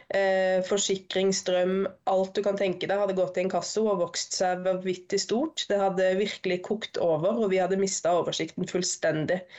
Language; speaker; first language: Norwegian; native; Norwegian